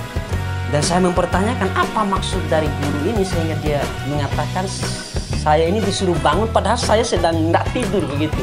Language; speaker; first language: Indonesian; non-native, local second language; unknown